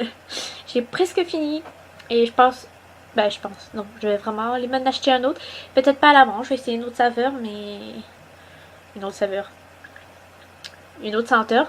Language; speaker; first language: French; native; French